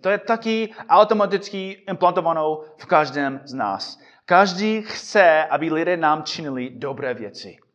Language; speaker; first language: Czech; non-native, fluent; English